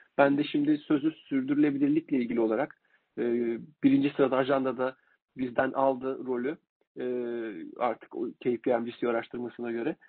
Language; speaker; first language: Turkish; native; Turkish